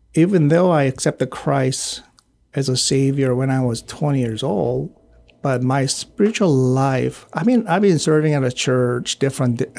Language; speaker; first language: English; non-native, fluent; Korean